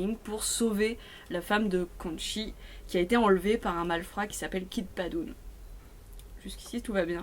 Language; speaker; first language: French; native; French